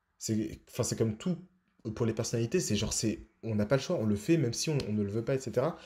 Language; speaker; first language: French; native; French